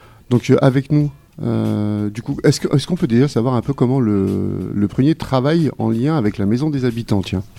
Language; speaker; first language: French; native; French